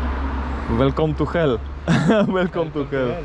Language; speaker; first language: English; non-native, learner; Polish